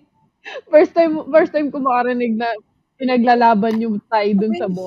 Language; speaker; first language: Filipino; native; Filipino